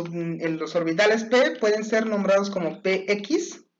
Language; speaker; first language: Spanish; native; Spanish